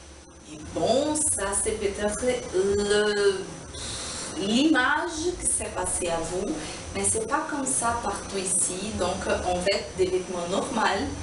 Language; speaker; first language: French; non-native, learner; Portuguese